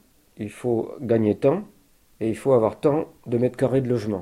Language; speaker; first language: French; native; French